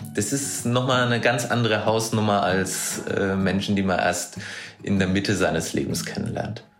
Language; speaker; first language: German; native; German